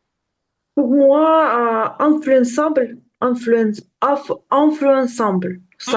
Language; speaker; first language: French; non-native, learner; Ukrainian